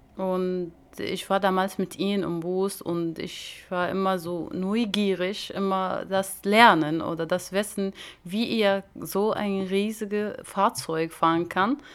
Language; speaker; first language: German; non-native, learner; Arabic